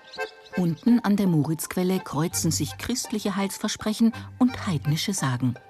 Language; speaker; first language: German; native; German